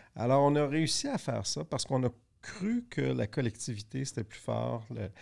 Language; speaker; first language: French; native; French